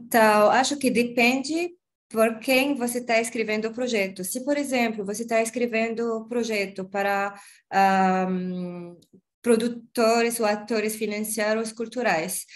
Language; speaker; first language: Portuguese; non-native, learner; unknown